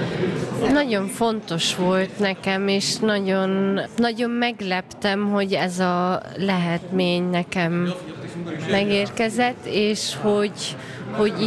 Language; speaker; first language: Hungarian; early bilingual, heritage; German